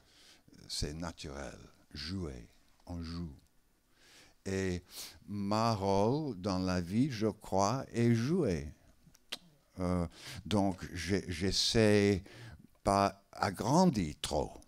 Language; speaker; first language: French; non-native, learner; English